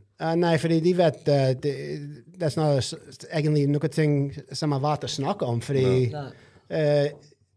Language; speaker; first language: Norwegian; non-native, fluent; English